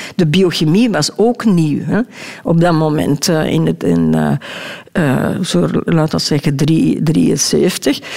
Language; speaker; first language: Dutch; native; Dutch